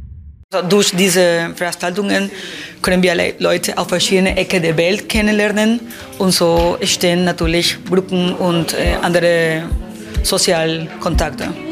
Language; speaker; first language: German; non-native, fluent; Spanish